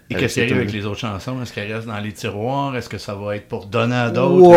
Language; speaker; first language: French; native; French